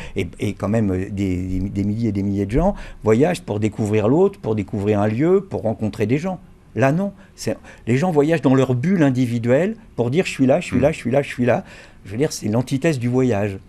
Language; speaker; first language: French; native; French